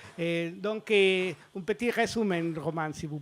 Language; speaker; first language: French; non-native, fluent; Spanish